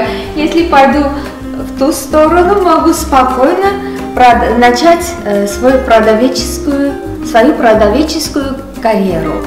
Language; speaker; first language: Russian; non-native, local second language; Armenian